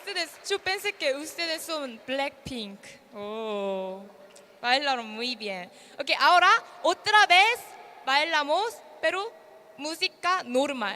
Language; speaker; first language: Spanish; non-native, learner; Korean